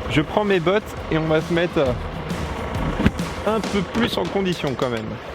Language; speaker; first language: French; native; French